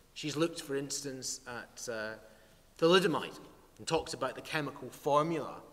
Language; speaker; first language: English; native; English